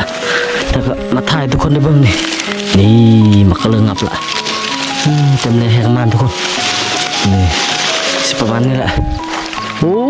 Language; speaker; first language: Thai; non-native, local second language; Lao